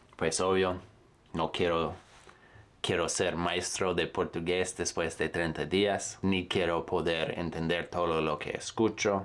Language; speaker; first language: Spanish; non-native, fluent; English